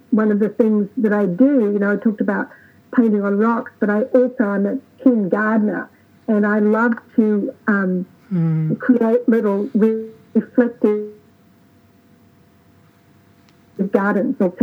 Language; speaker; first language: English; native; English